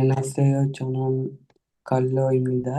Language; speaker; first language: Korean; non-native, learner; Sinhala